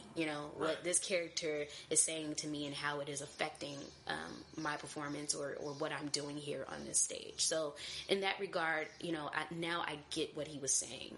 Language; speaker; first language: English; native; English